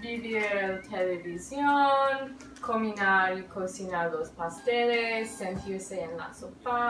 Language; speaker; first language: Spanish; non-native, learner; English